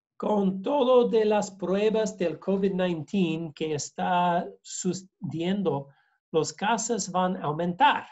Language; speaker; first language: Spanish; non-native, learner; English